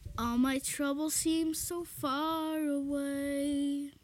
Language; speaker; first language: Portuguese; non-native, fluent; Bosnian